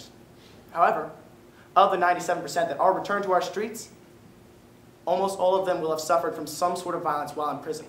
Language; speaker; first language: English; native; English